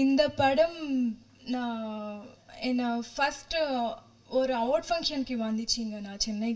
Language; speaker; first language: Tamil; non-native, learner; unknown